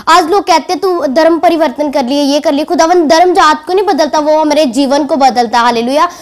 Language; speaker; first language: Hindi; native; Hindi